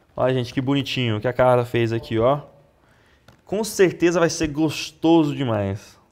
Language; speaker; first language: Portuguese; non-native, fluent; Italian